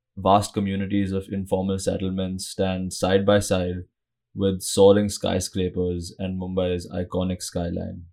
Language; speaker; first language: English; non-native, local second language; Hindi